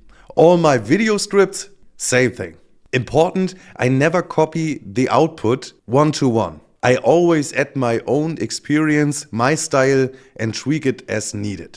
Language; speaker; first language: English; non-native, fluent; German